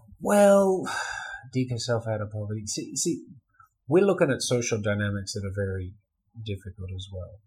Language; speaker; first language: English; native; English